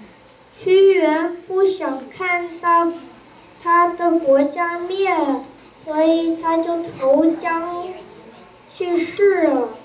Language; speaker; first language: Chinese; early bilingual, heritage; Chinese